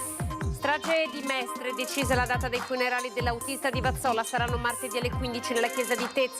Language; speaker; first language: Italian; native; Italian